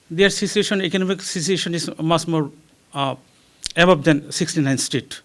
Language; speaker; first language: English; non-native, local second language; Bangla